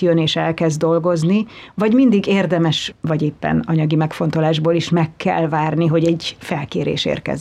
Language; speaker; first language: Hungarian; native; Hungarian